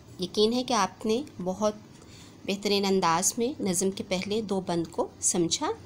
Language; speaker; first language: Urdu; native; Urdu